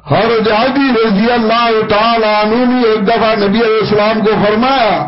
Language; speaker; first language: Urdu; non-native, local second language; Pashto